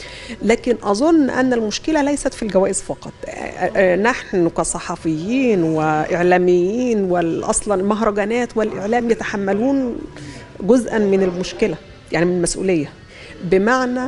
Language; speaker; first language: Arabic; native; Arabic